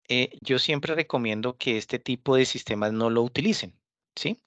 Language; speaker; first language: Spanish; native; Spanish